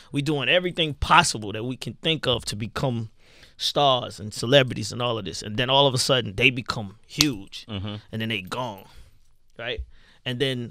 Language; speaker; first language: English; native; English